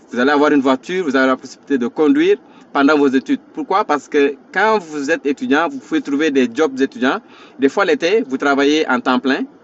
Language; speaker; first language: French; non-native, local second language; Wolof